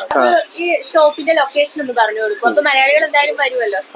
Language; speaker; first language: Malayalam; native; Malayalam